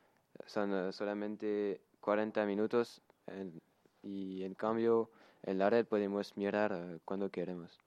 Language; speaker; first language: Spanish; non-native, learner; French